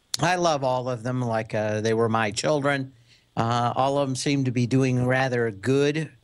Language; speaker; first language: English; native; English